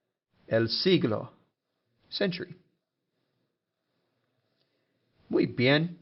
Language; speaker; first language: Spanish; non-native, fluent; English